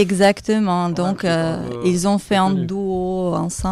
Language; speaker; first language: French; non-native, fluent; Russian